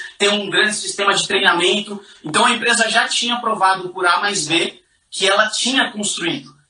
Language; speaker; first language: Portuguese; native; Portuguese